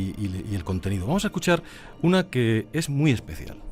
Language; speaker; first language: Spanish; native; Spanish